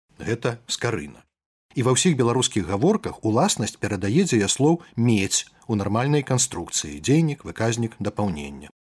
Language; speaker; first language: Belarusian; native; Belarusian